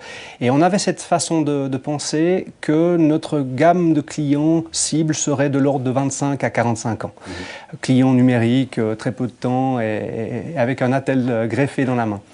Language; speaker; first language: French; native; French